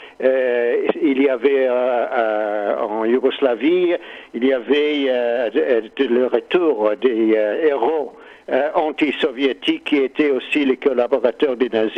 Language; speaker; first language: French; non-native, learner; English